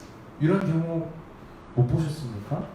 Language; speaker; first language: Korean; native; Korean